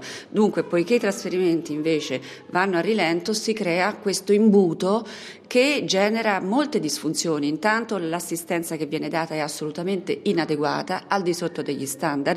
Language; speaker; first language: Italian; native; Italian